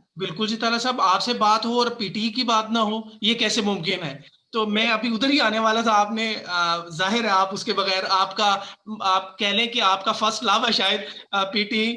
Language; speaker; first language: Urdu; non-native, local second language; Punjabi